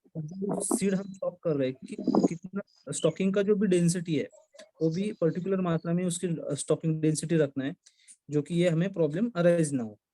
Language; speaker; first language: Hindi; non-native, local second language; Marathi